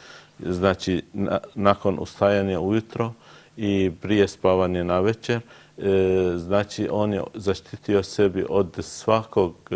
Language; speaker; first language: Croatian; non-native, learner; Arabic